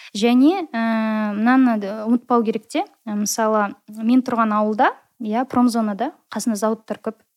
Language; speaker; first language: Kazakh; native; Kazakh